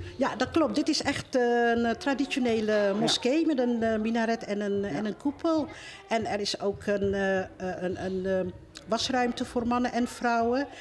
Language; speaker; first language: Dutch; early bilingual, other home language; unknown